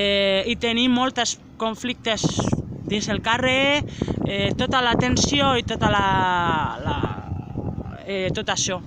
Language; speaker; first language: Catalan; non-native, local second language; Spanish